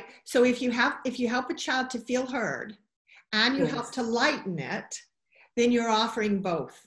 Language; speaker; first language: English; native; English